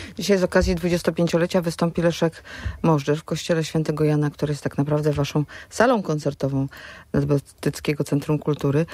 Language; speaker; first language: Polish; native; Polish